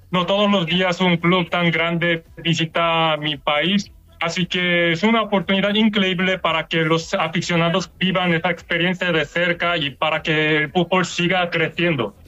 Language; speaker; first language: Spanish; non-native, learner; Korean